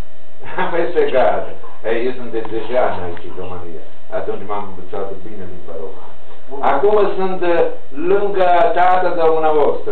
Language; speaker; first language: Romanian; non-native, learner; Italian